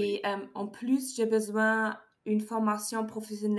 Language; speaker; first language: French; non-native, learner; German